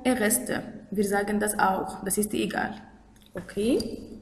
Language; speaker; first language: German; non-native, fluent; Arabic